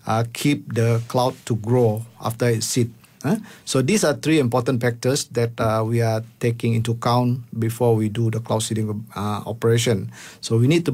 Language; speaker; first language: English; non-native, local second language; Malay